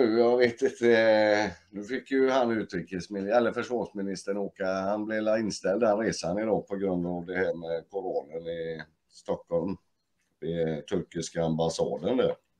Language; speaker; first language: Swedish; native; Swedish